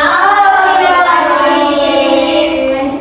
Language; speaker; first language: Indonesian; native; Indonesian